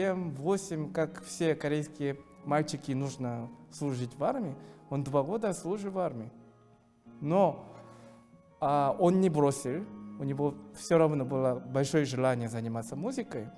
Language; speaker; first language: Russian; non-native, fluent; Korean